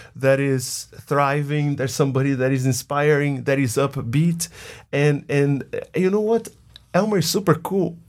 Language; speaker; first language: English; non-native, fluent; Portuguese